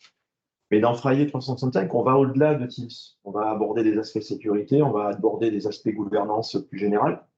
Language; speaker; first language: French; native; French